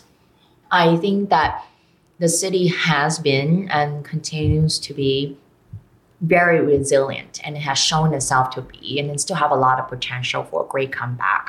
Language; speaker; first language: English; non-native, local second language; Cantonese